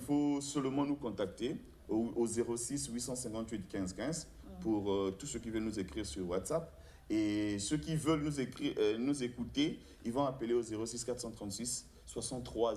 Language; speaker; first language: French; non-native, local second language; Lingala